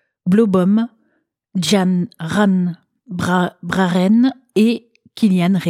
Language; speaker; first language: French; native; French